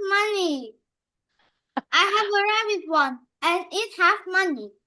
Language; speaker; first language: English; non-native, learner; Vietnamese